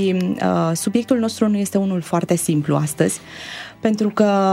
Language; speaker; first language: Romanian; native; Romanian